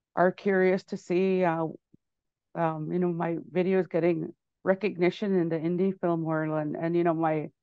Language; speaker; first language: English; native; English